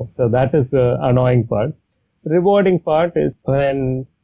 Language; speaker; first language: English; non-native, local second language; Tamil